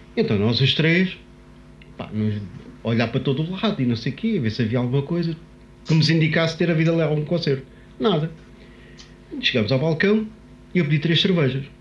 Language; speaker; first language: Portuguese; native; Portuguese